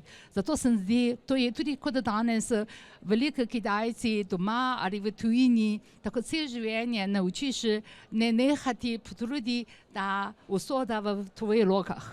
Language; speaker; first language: Slovenian; non-native, learner; Chinese